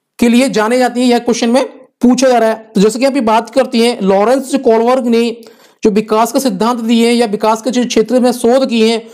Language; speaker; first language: Hindi; native; Hindi